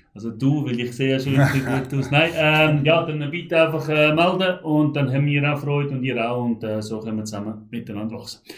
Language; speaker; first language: German; early bilingual, heritage; Macedonian